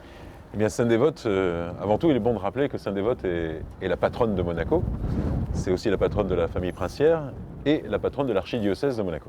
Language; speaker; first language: French; native; French